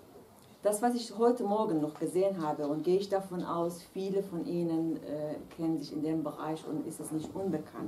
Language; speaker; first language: German; non-native, fluent; Kurdish